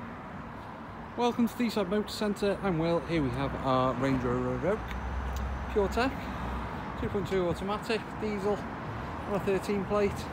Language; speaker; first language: English; native; English